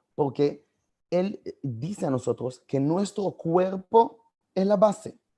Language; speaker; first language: Spanish; non-native, fluent; Hebrew